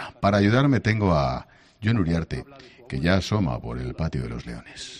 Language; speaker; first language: Spanish; native; Spanish